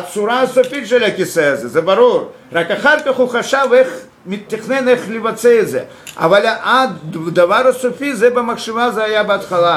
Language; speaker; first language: Hebrew; non-native, fluent; Russian